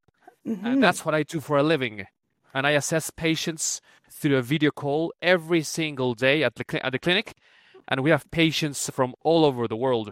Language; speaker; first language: English; non-native, fluent; Spanish